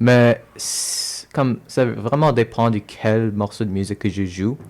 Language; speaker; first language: French; non-native, local second language; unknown